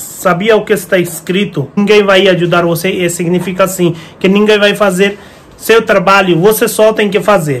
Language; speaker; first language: Portuguese; non-native, fluent; Hindi